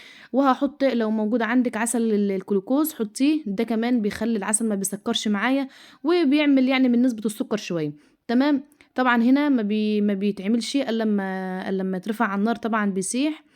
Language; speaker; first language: Arabic; native; Arabic